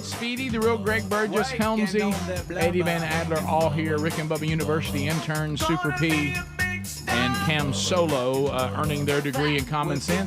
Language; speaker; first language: English; native; English